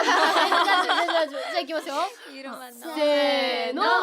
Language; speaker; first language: Japanese; native; Japanese